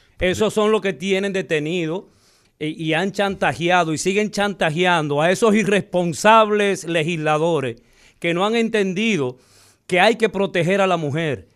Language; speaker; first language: Spanish; native; Spanish